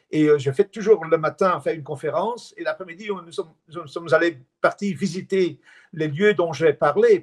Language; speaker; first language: French; non-native, fluent; Dutch